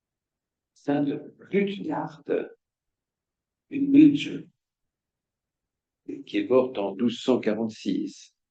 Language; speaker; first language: French; native; French